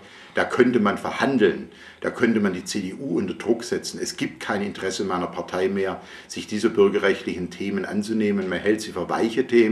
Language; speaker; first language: German; native; German